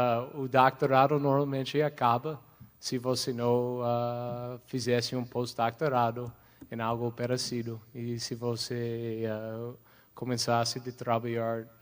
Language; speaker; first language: Portuguese; non-native, fluent; English